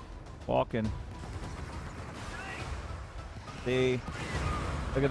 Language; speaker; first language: English; native; English